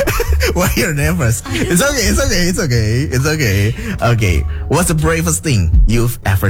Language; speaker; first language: English; non-native, learner; Indonesian